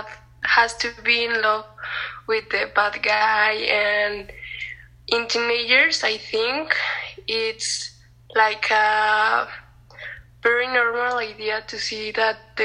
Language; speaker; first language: English; non-native, learner; Spanish